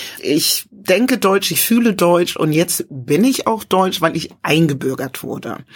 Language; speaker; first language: German; early bilingual, other home language; English